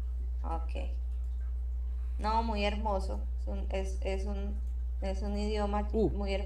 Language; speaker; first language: Spanish; native; Spanish